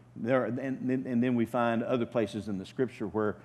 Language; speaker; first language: English; native; English